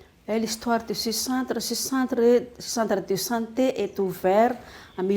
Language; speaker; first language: French; non-native, local second language; Malagasy